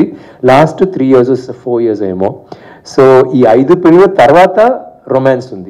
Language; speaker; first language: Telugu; non-native, fluent; Tamil